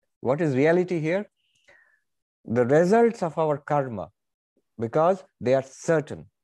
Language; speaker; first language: English; non-native, local second language; Bangla